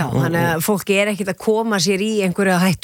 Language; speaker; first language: Icelandic; native; Icelandic